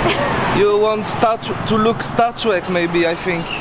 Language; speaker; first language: English; non-native, learner; French